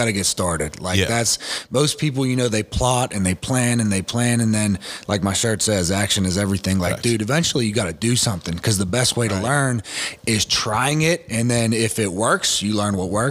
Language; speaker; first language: English; native; English